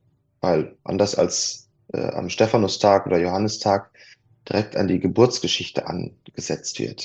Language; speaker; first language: German; native; German